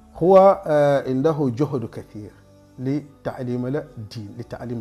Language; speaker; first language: Arabic; non-native, fluent; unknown